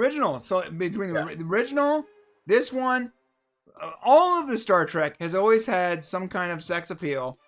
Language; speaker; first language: English; native; English